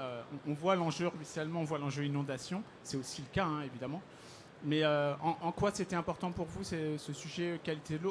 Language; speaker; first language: French; native; French